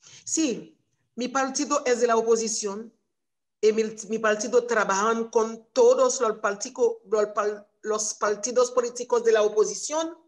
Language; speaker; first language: Spanish; non-native, learner; Haitian Creole